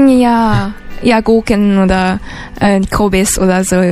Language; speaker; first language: German; non-native, learner; Japanese